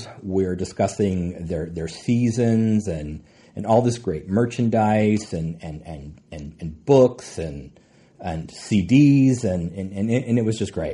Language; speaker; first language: English; native; English